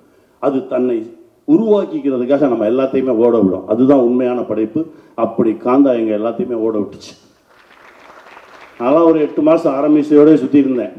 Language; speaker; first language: Tamil; native; Tamil